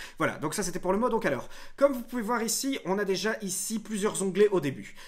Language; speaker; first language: French; native; French